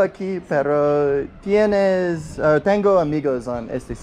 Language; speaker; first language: Spanish; non-native, learner; English